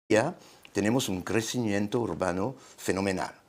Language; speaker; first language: Spanish; non-native, fluent; French